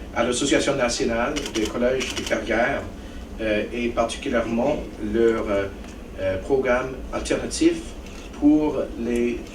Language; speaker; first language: French; non-native, local second language; English